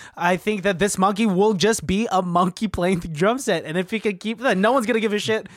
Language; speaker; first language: English; native; English